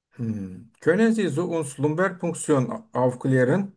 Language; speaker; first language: German; non-native, learner; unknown